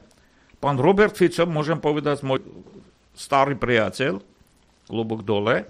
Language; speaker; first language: Slovak; non-native, fluent; Armenian